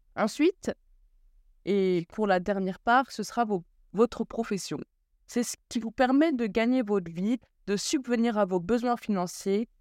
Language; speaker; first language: French; early bilingual, other home language; Bambara